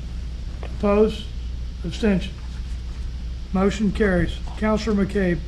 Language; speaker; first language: English; native; English